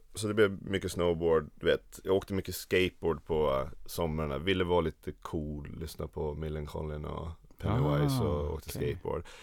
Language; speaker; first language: Swedish; native; Swedish